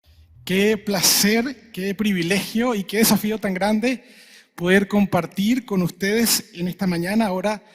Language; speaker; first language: Spanish; native; Spanish